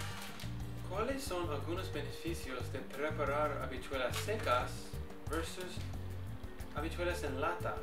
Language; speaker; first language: Spanish; early bilingual, heritage; English